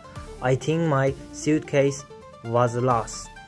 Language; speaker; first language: English; non-native, fluent; Persian